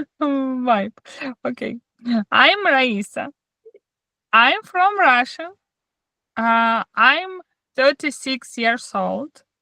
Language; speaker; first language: English; non-native, learner; Russian